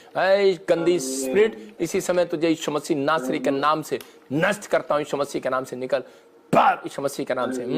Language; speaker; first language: Hindi; non-native, local second language; Punjabi